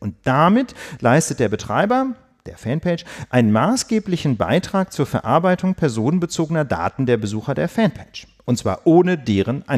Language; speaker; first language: German; native; German